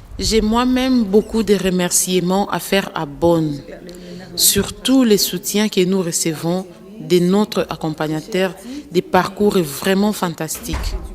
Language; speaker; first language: French; native; French